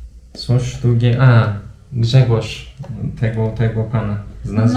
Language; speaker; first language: Polish; non-native, fluent; Turkish